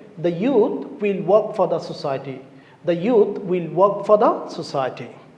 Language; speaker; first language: English; non-native, local second language; Bangla